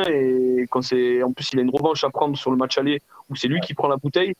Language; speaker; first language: French; native; French